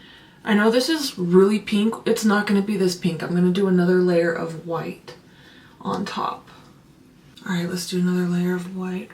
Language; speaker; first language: English; native; English